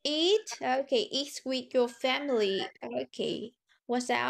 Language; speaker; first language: English; non-native, fluent; Vietnamese